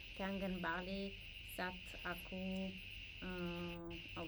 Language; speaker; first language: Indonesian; non-native, learner; English